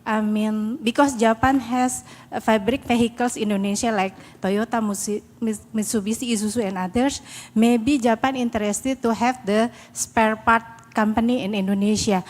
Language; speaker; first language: English; non-native, learner; Indonesian